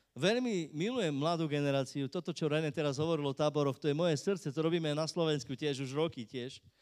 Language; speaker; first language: Slovak; non-native, local second language; Romany